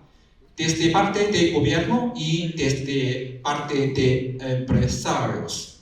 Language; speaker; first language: Spanish; non-native, learner; Chinese